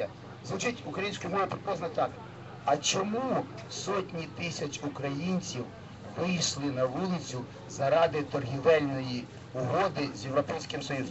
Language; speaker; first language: Ukrainian; native; Ukrainian